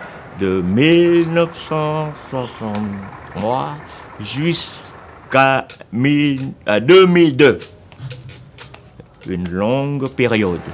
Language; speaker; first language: French; non-native, local second language; Vietnamese